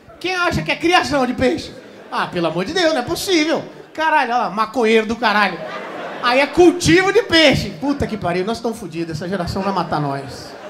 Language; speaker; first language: Portuguese; native; Portuguese